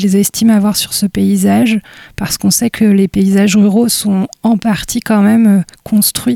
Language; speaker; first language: French; native; French